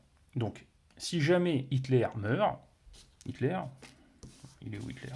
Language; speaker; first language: French; native; French